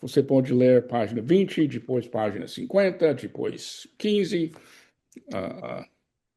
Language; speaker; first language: Portuguese; non-native, fluent; English